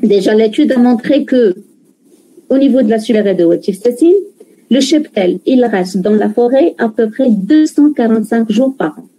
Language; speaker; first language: French; non-native, local second language; Arabic